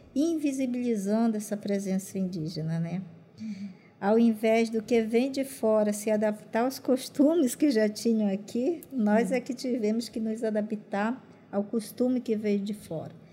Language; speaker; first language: Portuguese; non-native, local second language; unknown